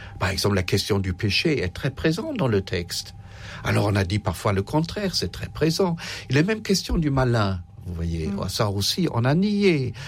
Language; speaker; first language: French; non-native, fluent; German